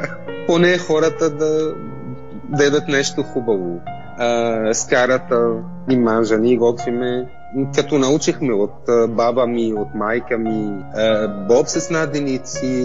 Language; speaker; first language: Bulgarian; non-native, fluent; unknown